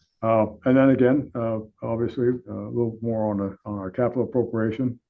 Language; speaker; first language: English; native; English